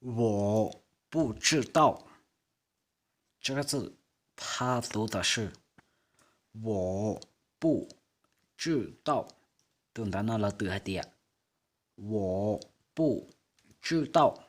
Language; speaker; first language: Chinese; non-native, fluent; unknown